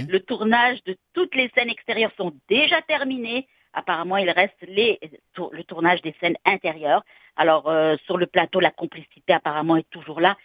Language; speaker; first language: French; native; French